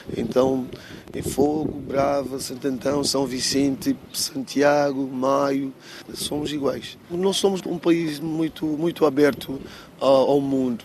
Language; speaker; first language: Portuguese; non-native, local second language; Kabuverdianu